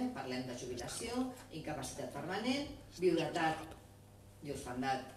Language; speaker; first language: Catalan; non-native, local second language; Spanish